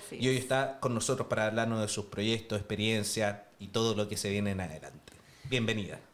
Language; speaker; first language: Spanish; native; Spanish